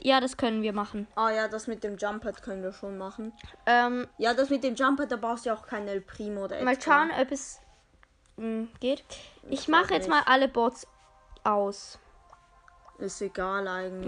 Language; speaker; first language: German; native; German